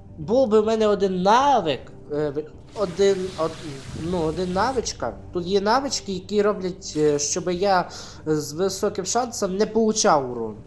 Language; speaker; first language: Ukrainian; non-native, local second language; Russian